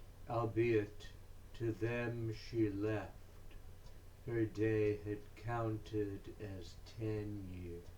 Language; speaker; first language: English; native; English